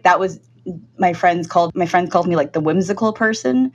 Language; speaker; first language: English; native; English